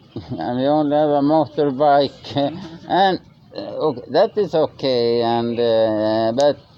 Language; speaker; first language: English; non-native, learner; Norwegian